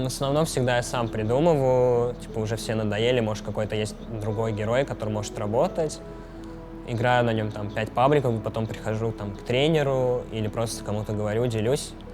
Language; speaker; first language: Russian; native; Russian